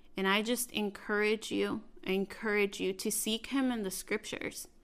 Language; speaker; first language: English; early bilingual, other home language; Spanish